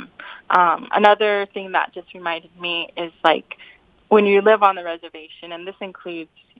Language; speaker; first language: English; native; English